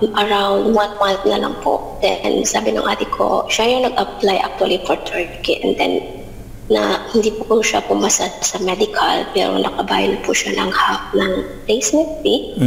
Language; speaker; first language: Filipino; non-native, local second language; Hiligaynon